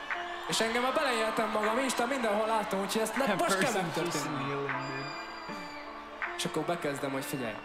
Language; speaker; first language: Hungarian; native; Hungarian